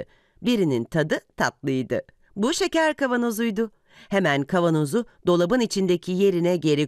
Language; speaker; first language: Turkish; native; Turkish